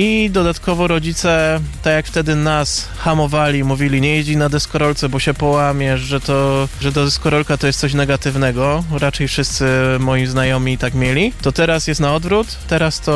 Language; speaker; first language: Polish; native; Polish